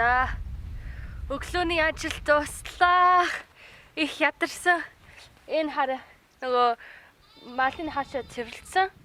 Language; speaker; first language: Mongolian; non-native, learner; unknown